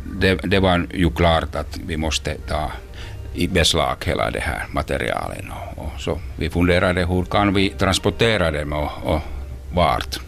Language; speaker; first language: Swedish; non-native, local second language; Finnish